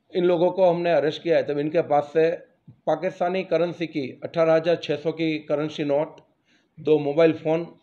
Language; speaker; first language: Hindi; non-native, local second language; Gujarati